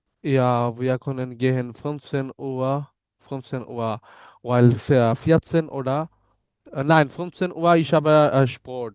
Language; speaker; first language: German; non-native, learner; Bangla